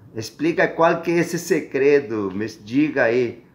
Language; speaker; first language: Portuguese; non-native, fluent; Spanish